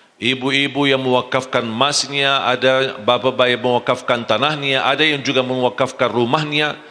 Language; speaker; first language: Malay; non-native, fluent; Arabic